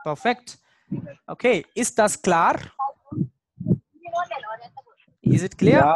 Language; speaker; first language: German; non-native, fluent; Hindi